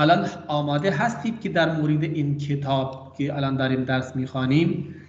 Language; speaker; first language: Persian; non-native, fluent; Urdu